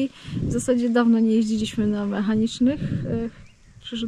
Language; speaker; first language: Polish; native; Polish